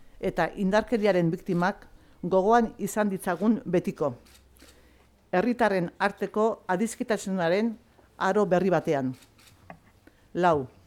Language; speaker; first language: Basque; native; Basque